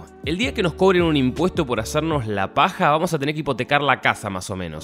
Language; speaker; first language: Spanish; native; Spanish